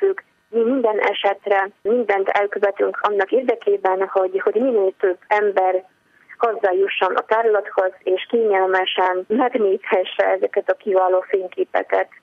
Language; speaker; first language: Hungarian; non-native, fluent; Polish